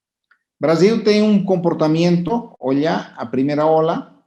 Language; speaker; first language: Portuguese; non-native, fluent; Spanish